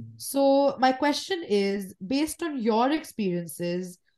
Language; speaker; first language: English; non-native, local second language; Hindi